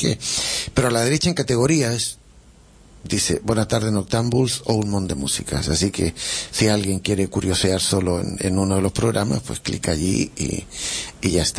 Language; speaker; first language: Spanish; native; Spanish